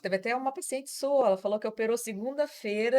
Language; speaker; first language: Portuguese; native; Portuguese